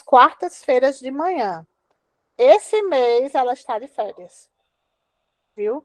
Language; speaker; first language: Portuguese; native; Portuguese